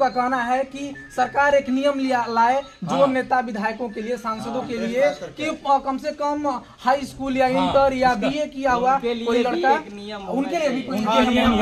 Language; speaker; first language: Hindi; native; Hindi